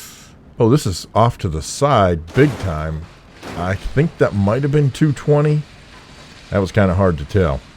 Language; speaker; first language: English; native; English